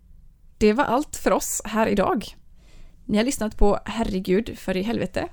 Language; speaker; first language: Swedish; native; Swedish